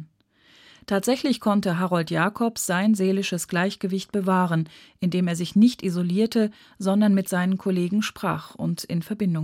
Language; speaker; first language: German; native; German